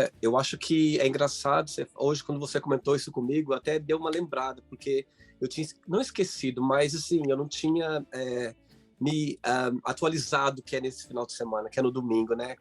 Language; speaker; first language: Portuguese; native; Portuguese